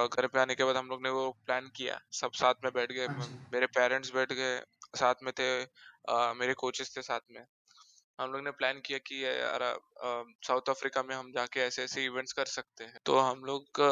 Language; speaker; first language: Hindi; non-native, local second language; Marathi